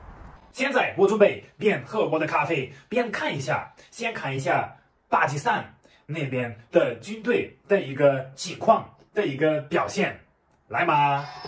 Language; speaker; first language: Chinese; non-native, fluent; German